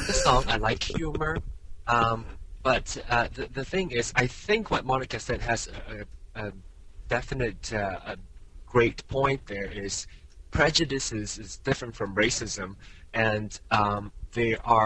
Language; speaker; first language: English; non-native, local second language; Min Nan Chinese